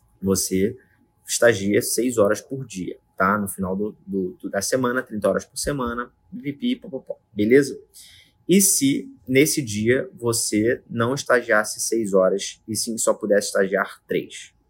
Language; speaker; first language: Portuguese; native; Portuguese